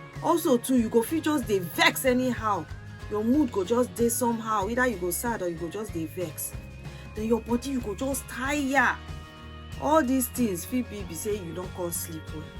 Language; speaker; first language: Nigerian Pidgin; non-native, local second language; Yoruba